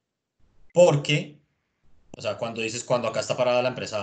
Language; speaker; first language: Spanish; native; Spanish